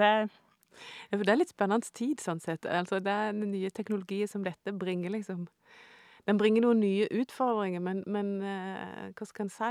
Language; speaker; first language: Norwegian; native; Norwegian